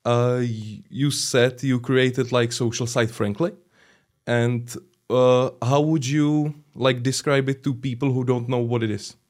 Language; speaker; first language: English; non-native, learner; Czech